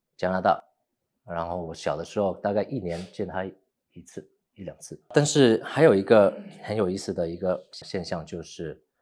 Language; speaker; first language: Chinese; early bilingual, heritage; Chinese